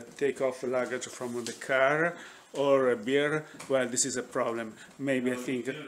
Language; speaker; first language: English; non-native, learner; Italian